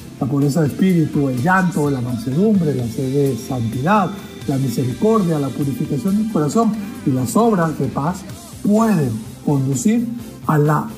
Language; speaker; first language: Spanish; native; Spanish